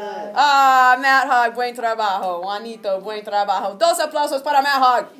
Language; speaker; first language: Spanish; non-native, fluent; English